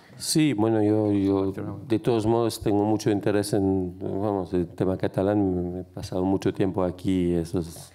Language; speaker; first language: Spanish; non-native, fluent; French